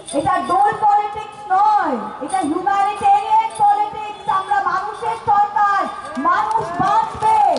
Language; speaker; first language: Bangla; native; Bangla